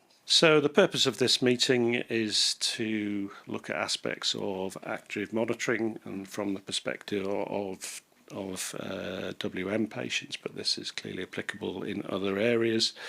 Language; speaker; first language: English; native; English